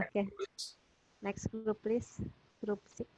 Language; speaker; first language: English; non-native, fluent; Indonesian